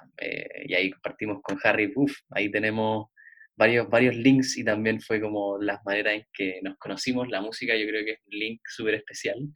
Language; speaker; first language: Spanish; native; Spanish